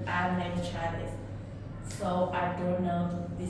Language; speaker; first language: English; non-native, learner; Vietnamese